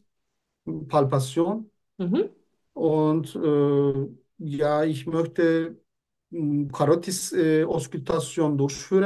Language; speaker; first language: German; non-native, fluent; Turkish